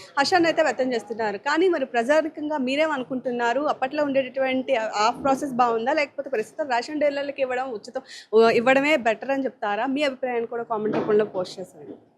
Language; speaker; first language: Telugu; native; Telugu